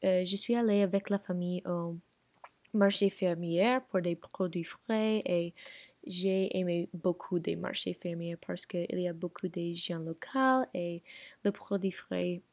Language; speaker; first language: French; non-native, learner; English